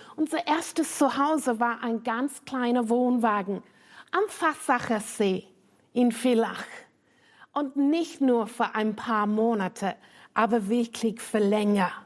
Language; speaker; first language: German; non-native, fluent; English